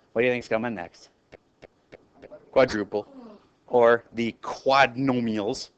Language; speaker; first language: English; native; English